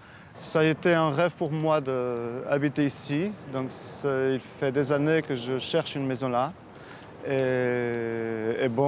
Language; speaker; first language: French; non-native, fluent; Portuguese